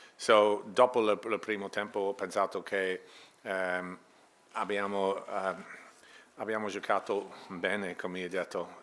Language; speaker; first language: Italian; non-native, learner; English